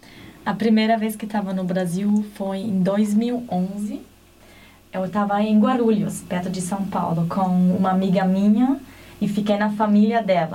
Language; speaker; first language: Portuguese; non-native, fluent; German